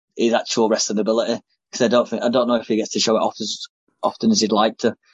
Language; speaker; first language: English; native; English